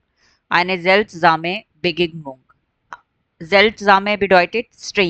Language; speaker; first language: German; non-native, fluent; Hindi